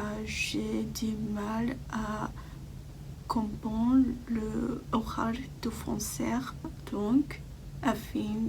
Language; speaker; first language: French; non-native, learner; Japanese